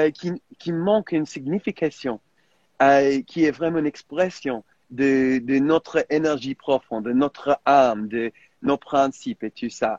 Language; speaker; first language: French; non-native, fluent; English